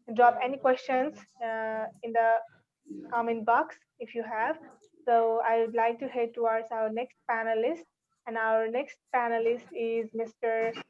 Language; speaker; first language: English; non-native, local second language; Nepali